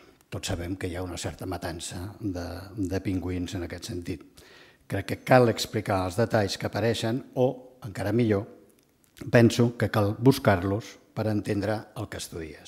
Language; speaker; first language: Catalan; native; Catalan